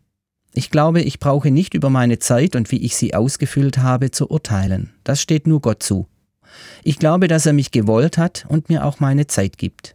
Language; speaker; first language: German; native; German